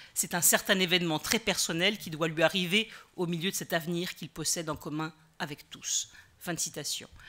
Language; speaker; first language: French; native; French